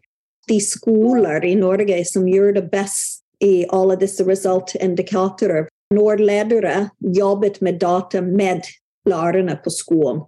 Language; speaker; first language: Norwegian; non-native, fluent; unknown